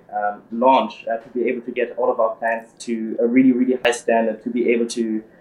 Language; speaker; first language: English; early bilingual, other home language; German